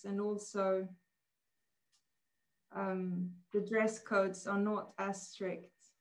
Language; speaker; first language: English; non-native, fluent; Swedish